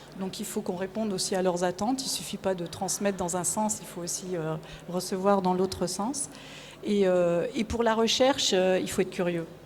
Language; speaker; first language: French; native; French